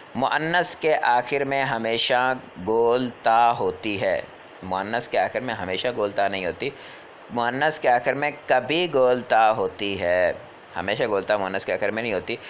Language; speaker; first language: Urdu; native; Urdu